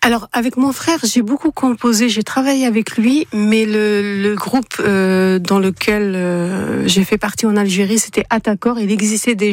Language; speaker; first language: French; non-native, local second language; Arabic